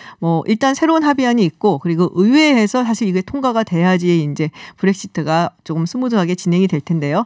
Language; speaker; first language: Korean; native; Korean